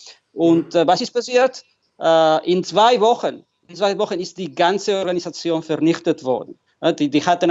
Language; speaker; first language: German; non-native, fluent; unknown